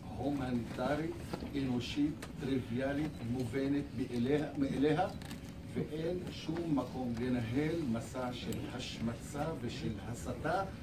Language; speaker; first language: Hebrew; non-native, local second language; Arabic